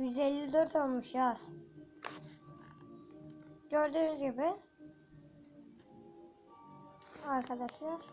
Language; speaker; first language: Turkish; native; Turkish